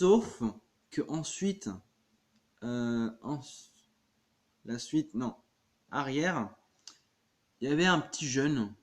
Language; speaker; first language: French; native; French